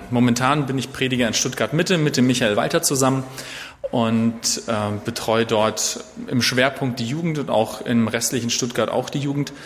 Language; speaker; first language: German; native; German